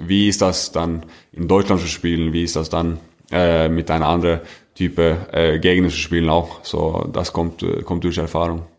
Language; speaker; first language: German; non-native, fluent; Norwegian